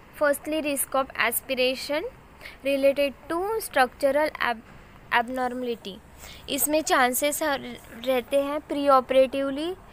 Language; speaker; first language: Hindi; non-native, local second language; Marathi